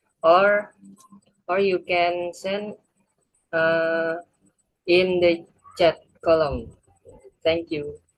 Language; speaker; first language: English; non-native, learner; Indonesian